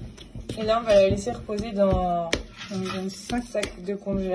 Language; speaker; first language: French; early bilingual, other home language; Arabic